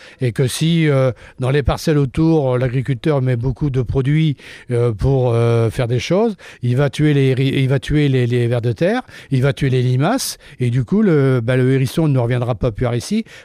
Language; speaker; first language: French; native; French